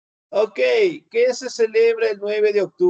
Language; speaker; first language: Spanish; native; Spanish